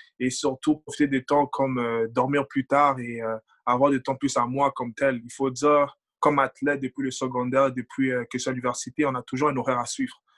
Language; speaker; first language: French; early bilingual, other home language; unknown